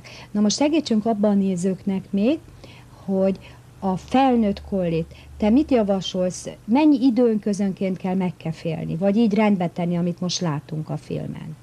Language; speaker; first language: Hungarian; native; Hungarian